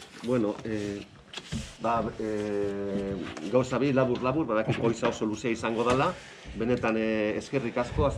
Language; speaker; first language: Basque; non-native, local second language; Spanish